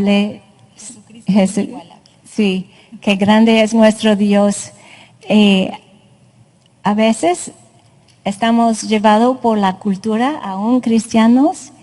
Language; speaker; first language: Spanish; non-native, fluent; English